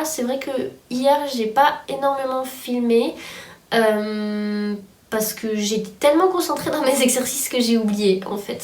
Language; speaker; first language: French; native; French